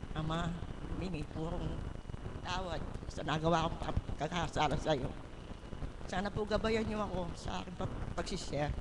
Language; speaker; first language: Filipino; native; Filipino